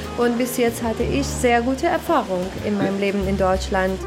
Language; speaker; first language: German; non-native, fluent; Persian